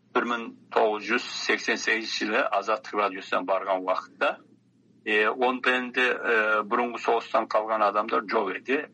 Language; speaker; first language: Kazakh; early bilingual, heritage; Kazakh